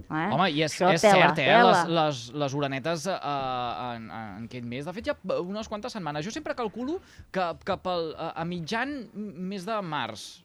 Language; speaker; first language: Catalan; native; Catalan